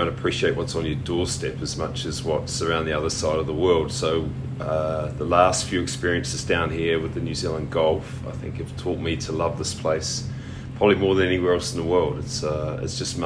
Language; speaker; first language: English; native; English